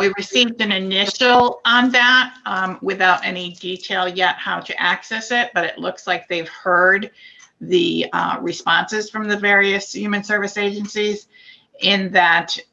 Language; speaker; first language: English; native; English